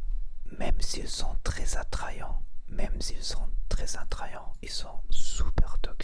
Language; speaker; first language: French; non-native, learner; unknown